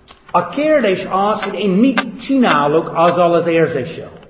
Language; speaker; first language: Hungarian; non-native, fluent; English